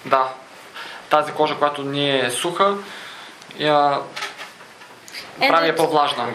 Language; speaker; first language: Bulgarian; native; Bulgarian